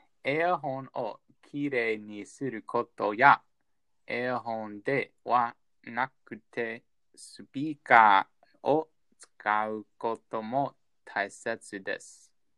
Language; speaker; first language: Japanese; non-native, learner; English